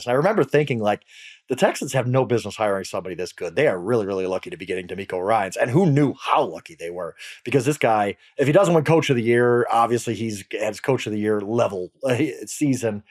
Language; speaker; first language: English; native; English